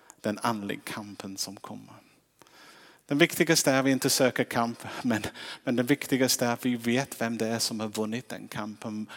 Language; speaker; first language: Swedish; non-native, fluent; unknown